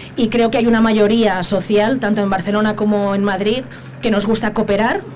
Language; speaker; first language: Spanish; native; Spanish